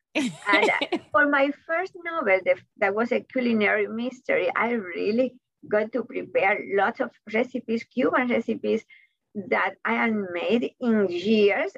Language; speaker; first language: English; non-native, fluent; Spanish